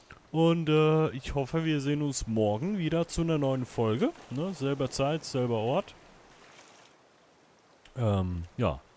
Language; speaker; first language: German; native; German